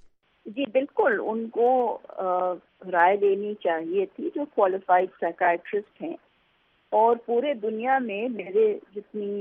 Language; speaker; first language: Urdu; native; Urdu